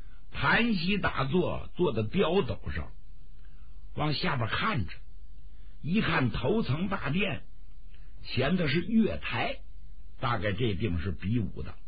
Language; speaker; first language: Chinese; native; Chinese